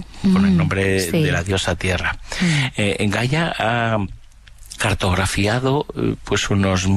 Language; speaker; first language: Spanish; native; Spanish